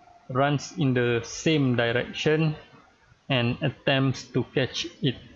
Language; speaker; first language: English; non-native, local second language; Malay